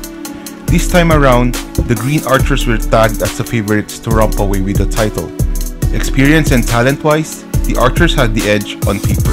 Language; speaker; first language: English; non-native, local second language; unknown